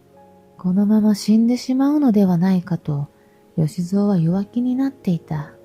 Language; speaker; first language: Japanese; native; Japanese